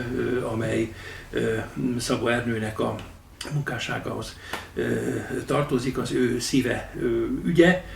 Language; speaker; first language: Hungarian; native; Hungarian